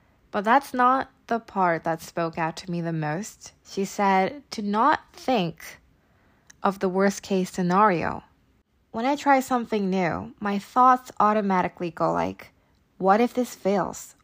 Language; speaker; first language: English; native; English